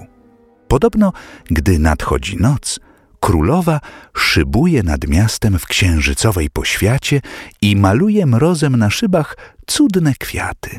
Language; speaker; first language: Polish; native; Polish